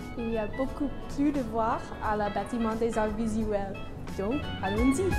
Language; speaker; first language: French; non-native, learner; English